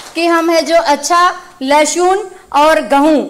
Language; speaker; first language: Hindi; native; Hindi